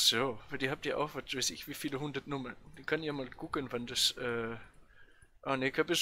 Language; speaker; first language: German; native; German